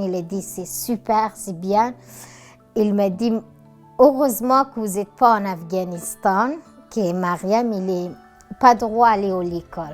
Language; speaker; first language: French; non-native, learner; Persian